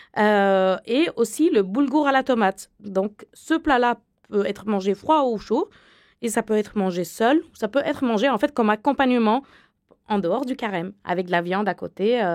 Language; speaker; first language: French; non-native, fluent; Arabic